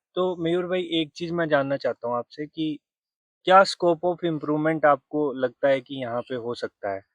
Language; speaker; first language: Hindi; native; Hindi